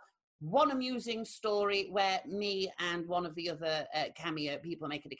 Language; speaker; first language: English; native; English